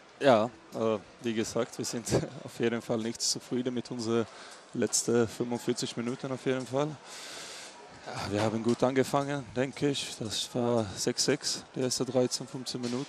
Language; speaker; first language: German; non-native, fluent; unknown